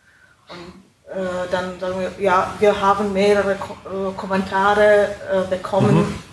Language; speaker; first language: German; non-native, fluent; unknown